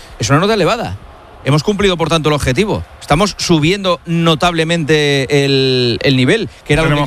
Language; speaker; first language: Spanish; native; Spanish